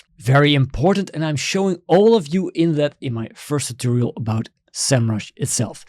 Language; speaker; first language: English; non-native, fluent; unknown